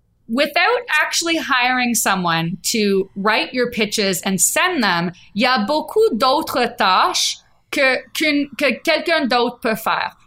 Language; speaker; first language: French; non-native, fluent; English